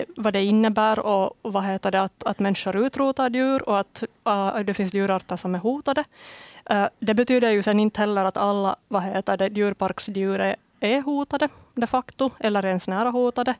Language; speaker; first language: Swedish; native; Swedish